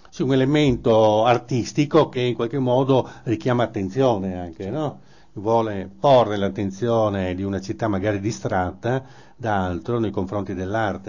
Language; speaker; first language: Italian; native; Italian